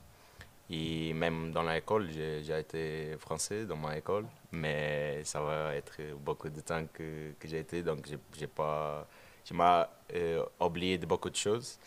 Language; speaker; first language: French; non-native, learner; Portuguese